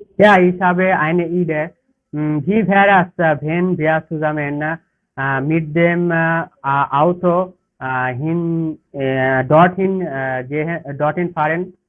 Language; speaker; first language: German; non-native, learner; Bangla